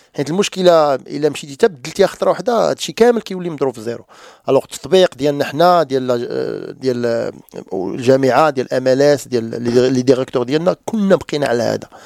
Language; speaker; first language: Arabic; native; Arabic